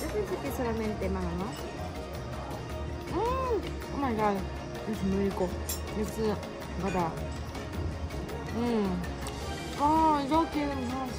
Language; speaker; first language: Spanish; non-native, learner; Japanese